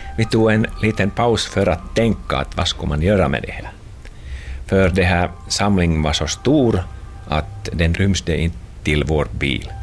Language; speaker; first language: Swedish; non-native, local second language; Finnish